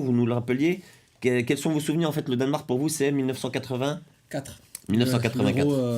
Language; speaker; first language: French; native; French